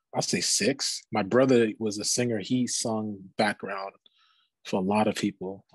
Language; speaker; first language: English; native; English